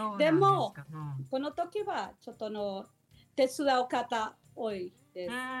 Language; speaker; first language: Japanese; non-native, learner; Spanish